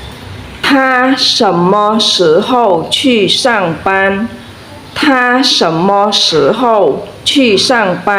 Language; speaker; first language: Chinese; non-native, fluent; Khmer